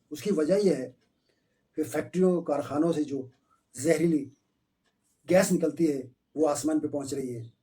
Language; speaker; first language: Urdu; native; Urdu